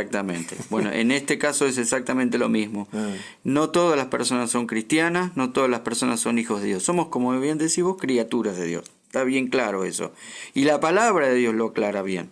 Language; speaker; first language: Spanish; native; Spanish